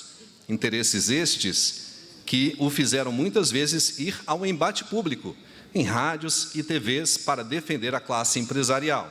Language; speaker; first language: Portuguese; native; Portuguese